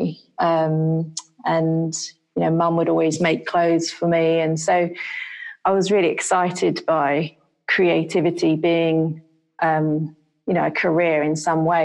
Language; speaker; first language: English; native; English